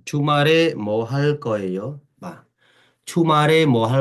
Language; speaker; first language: Korean; non-native, learner; Khmer